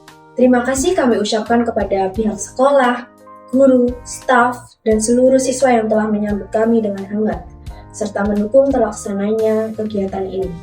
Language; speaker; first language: Indonesian; native; Indonesian